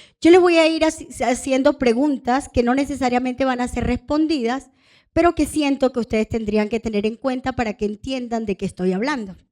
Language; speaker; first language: Spanish; non-native, local second language; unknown